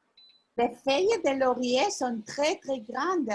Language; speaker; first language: French; non-native, learner; English